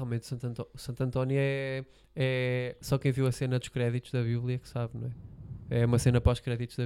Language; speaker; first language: Portuguese; native; Portuguese